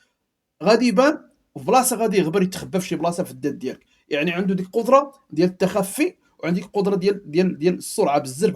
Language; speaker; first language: Arabic; native; Arabic